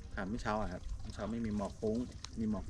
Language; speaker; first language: Thai; native; Thai